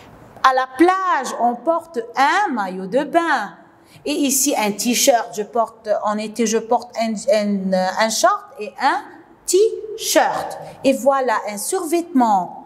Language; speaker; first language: French; non-native, local second language; Arabic